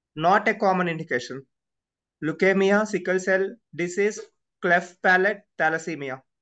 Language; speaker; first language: English; non-native, local second language; Telugu